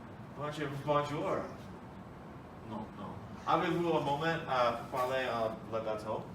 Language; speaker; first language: French; non-native, learner; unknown